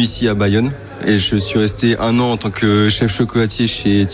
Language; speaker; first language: French; native; French